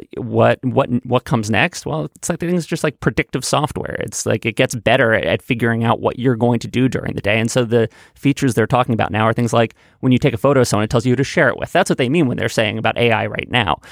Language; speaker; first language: English; native; English